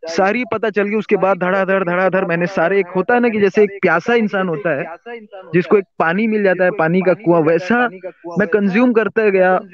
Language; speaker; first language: Hindi; non-native, local second language; Urdu